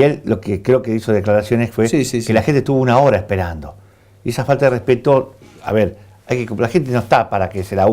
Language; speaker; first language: Spanish; native; Spanish